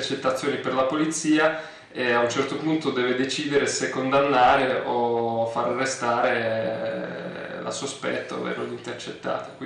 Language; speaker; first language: Italian; early bilingual, other home language; Russian